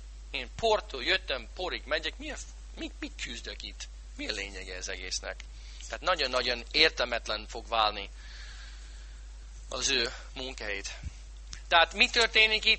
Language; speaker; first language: Hungarian; non-native, fluent; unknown